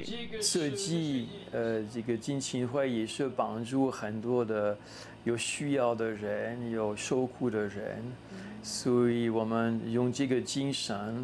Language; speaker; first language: Chinese; non-native, fluent; French